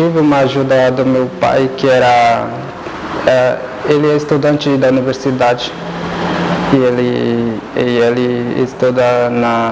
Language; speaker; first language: Portuguese; non-native, local second language; Guarani